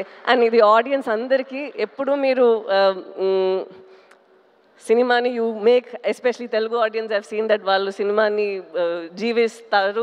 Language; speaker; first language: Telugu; non-native, fluent; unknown